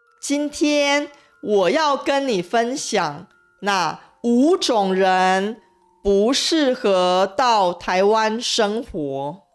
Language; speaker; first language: Chinese; native; Chinese